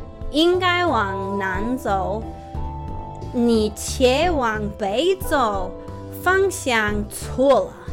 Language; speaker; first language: Chinese; non-native, learner; English